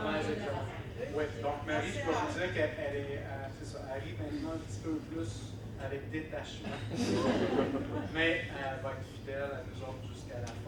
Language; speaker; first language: French; native; French